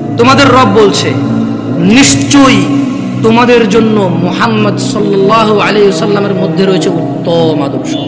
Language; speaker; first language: Bangla; early bilingual, heritage; Bangla